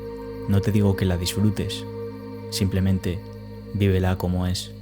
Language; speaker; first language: Spanish; native; Spanish